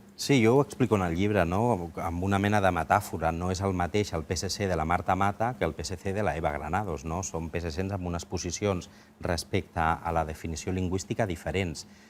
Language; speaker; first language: Catalan; non-native, local second language; Spanish